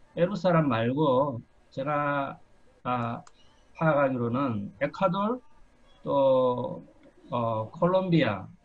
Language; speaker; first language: Korean; native; Korean